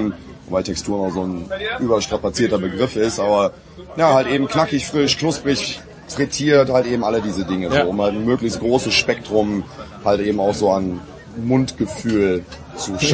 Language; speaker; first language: German; native; German